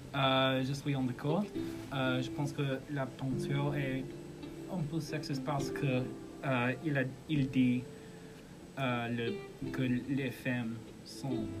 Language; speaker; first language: French; non-native, learner; English